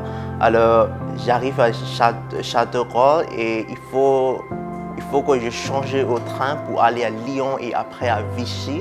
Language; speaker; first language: French; non-native, fluent; Burmese